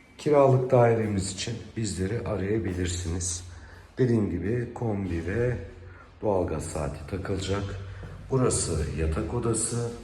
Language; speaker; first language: Turkish; native; Turkish